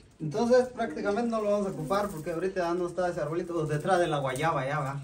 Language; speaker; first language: Spanish; native; Spanish